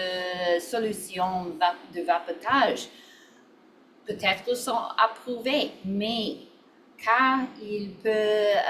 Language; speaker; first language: French; non-native, learner; English